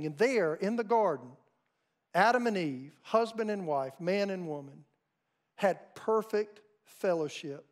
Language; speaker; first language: English; native; English